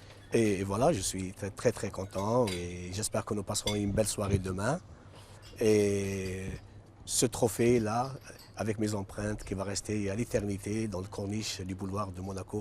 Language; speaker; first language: French; non-native, local second language; Arabic